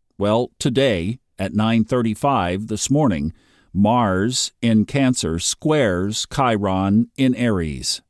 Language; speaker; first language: English; native; English